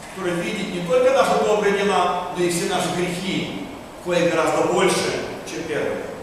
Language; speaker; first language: Russian; early bilingual, heritage; Russian